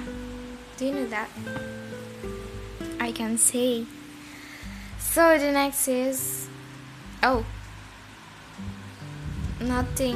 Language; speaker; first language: English; non-native, learner; Indonesian